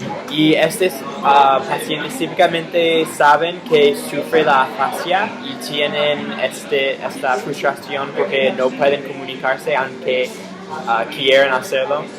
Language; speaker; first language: Spanish; non-native, fluent; English